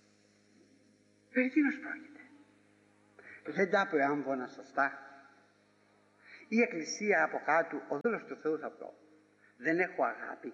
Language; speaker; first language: Greek; native; Greek